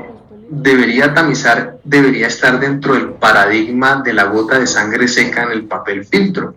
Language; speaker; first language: Spanish; native; Spanish